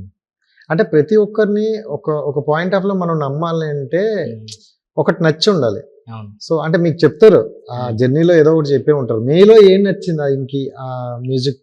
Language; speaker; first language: Telugu; native; Telugu